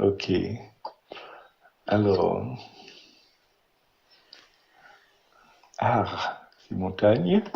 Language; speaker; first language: French; non-native, learner; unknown